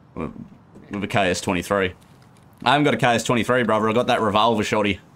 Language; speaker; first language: English; native; English